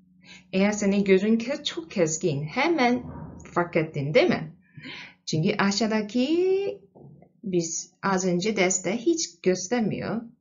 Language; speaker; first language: Turkish; non-native, fluent; Chinese